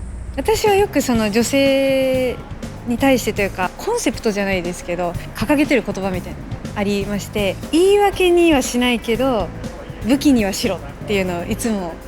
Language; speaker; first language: Japanese; native; Japanese